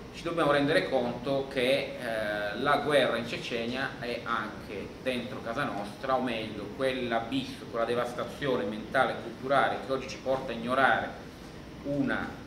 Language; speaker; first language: Italian; native; Italian